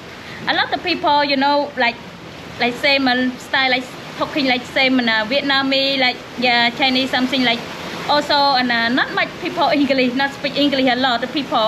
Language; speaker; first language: English; non-native, learner; Khmer